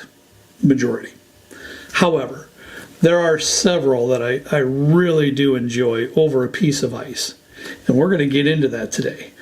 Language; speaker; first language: English; native; English